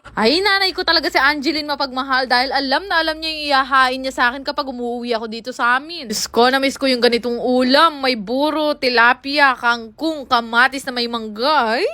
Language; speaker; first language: Filipino; native; Filipino